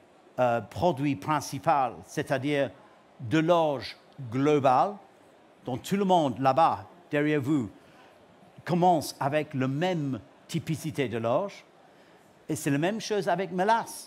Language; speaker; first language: French; non-native, learner; English